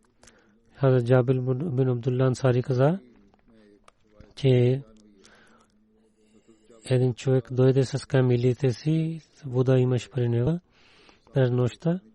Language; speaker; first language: Bulgarian; non-native, learner; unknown